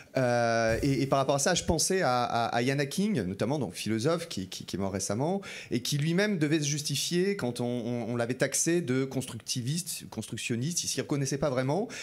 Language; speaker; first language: French; native; French